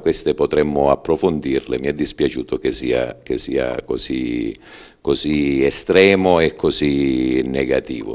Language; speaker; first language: Italian; native; Italian